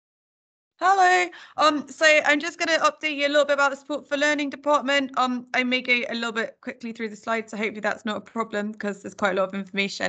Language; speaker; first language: English; native; English